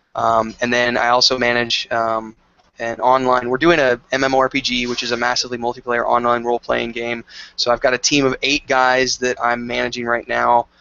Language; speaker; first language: English; native; English